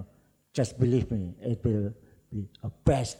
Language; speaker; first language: English; non-native, fluent; Javanese